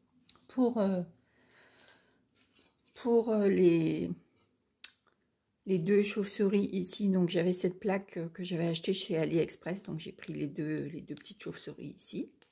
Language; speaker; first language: French; native; French